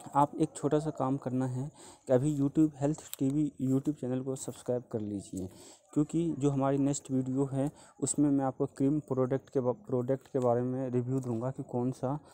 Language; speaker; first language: Hindi; native; Hindi